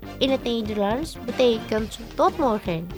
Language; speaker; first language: Dutch; non-native, learner; Indonesian